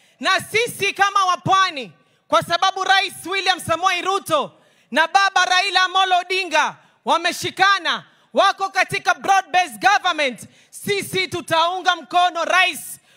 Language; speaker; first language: Swahili; native; Swahili